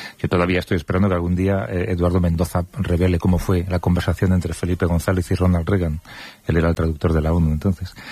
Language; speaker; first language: Spanish; native; Spanish